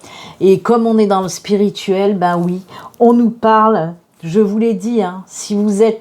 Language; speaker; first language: French; native; French